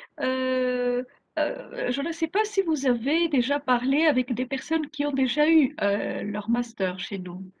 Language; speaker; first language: French; non-native, fluent; Greek